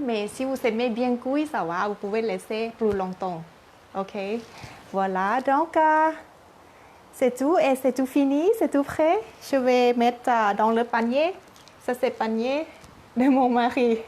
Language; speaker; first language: French; non-native, learner; Thai